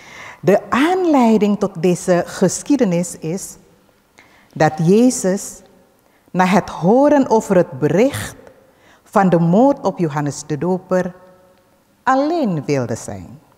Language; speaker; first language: Dutch; early bilingual, other home language; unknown